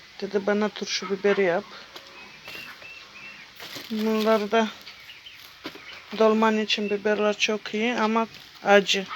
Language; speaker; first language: Turkish; non-native, learner; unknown